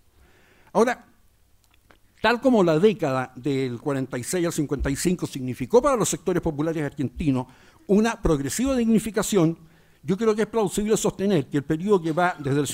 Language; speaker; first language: Spanish; native; Spanish